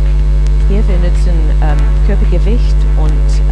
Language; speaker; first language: German; non-native, learner; English